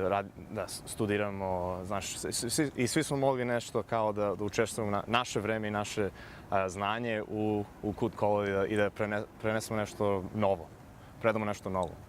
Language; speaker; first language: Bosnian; early bilingual, heritage; Bosnian